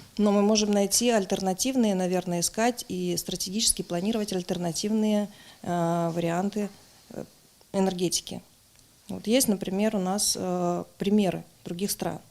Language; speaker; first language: Russian; native; Russian